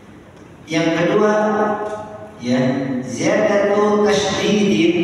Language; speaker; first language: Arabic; non-native, fluent; Indonesian